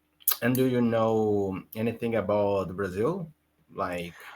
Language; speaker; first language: English; non-native, learner; Portuguese